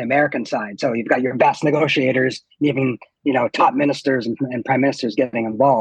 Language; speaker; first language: English; native; English